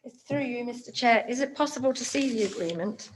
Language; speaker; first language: English; native; English